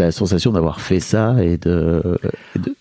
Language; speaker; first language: French; native; French